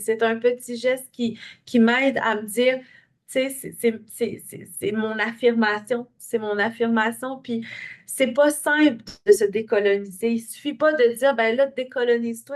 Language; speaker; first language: French; native; French